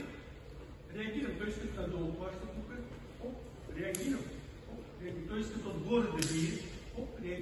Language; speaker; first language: Bulgarian; non-native, learner; Russian